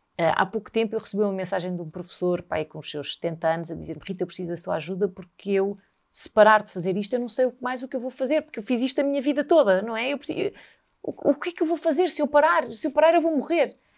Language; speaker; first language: Portuguese; native; Portuguese